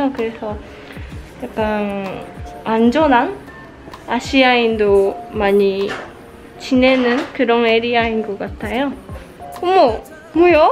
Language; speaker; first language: Korean; non-native, fluent; Japanese